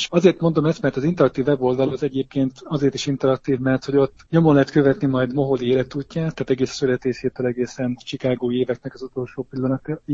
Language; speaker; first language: Hungarian; native; Hungarian